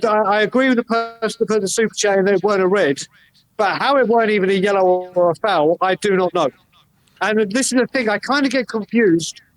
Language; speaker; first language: English; native; English